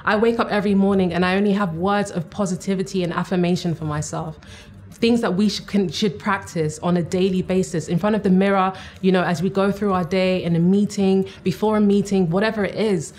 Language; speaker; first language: English; native; English